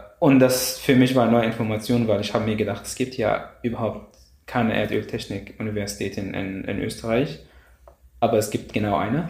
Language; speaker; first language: German; non-native, fluent; Arabic